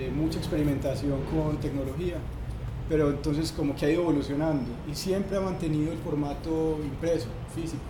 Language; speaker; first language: Spanish; native; Spanish